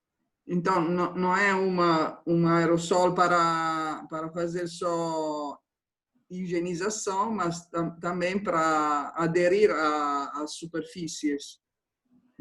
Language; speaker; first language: Portuguese; non-native, fluent; Spanish